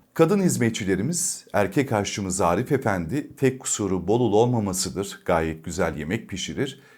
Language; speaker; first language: Turkish; native; Turkish